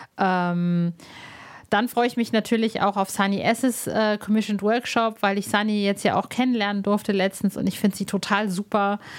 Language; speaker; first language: German; early bilingual, other home language; Arabic